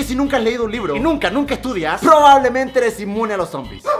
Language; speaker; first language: Spanish; native; Spanish